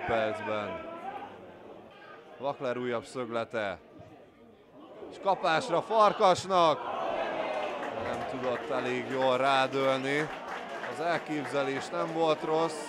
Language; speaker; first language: Hungarian; native; Hungarian